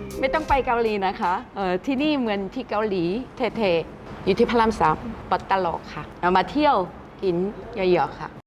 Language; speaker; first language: Thai; non-native, learner; Korean